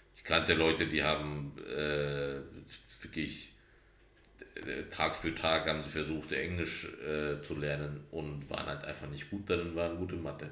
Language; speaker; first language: German; early bilingual, other home language; Turkish